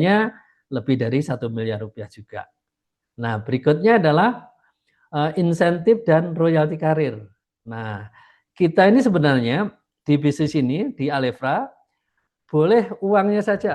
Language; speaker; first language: Indonesian; native; Indonesian